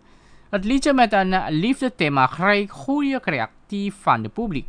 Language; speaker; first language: Dutch; non-native, fluent; Indonesian